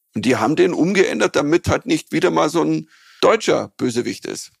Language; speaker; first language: German; native; German